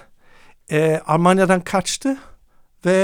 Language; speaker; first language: Turkish; non-native, fluent; German